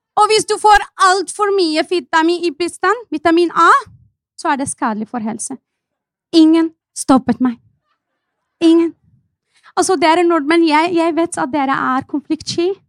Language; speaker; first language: Norwegian; non-native, fluent; Arabic